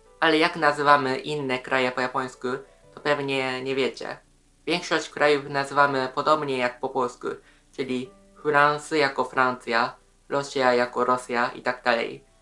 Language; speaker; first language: Polish; non-native, fluent; Japanese